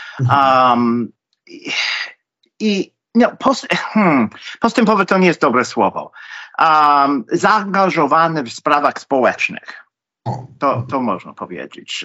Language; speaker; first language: Polish; non-native, fluent; English